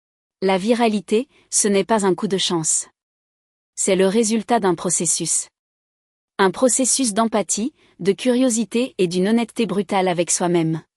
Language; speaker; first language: French; native; French